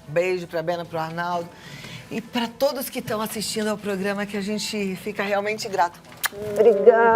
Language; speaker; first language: Portuguese; native; Portuguese